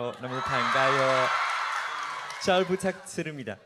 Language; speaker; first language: Korean; non-native, learner; Thai